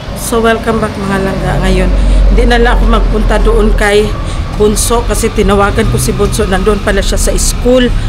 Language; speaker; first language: Filipino; non-native, local second language; Cebuano